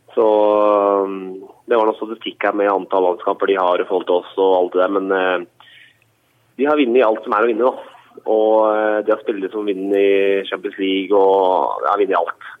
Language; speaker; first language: Norwegian; native; Norwegian